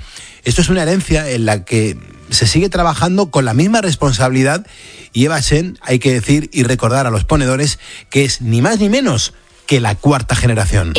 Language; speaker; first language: Spanish; native; Spanish